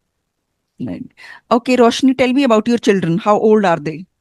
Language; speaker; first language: English; non-native, fluent; Hindi